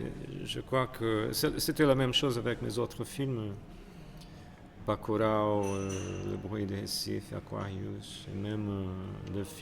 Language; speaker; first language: French; non-native, fluent; Portuguese